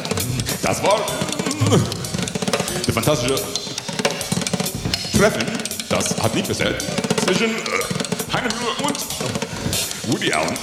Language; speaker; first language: German; non-native, learner; English